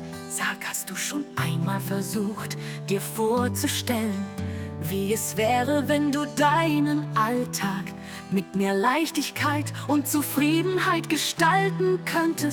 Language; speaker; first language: German; native; German